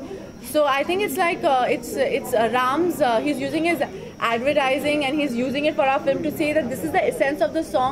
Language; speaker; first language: English; non-native, local second language; Hindi